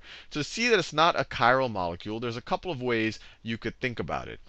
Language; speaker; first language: English; native; English